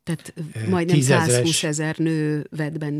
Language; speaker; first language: Hungarian; native; Hungarian